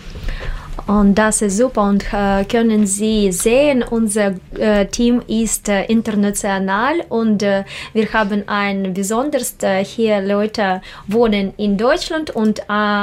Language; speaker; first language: German; non-native, learner; Russian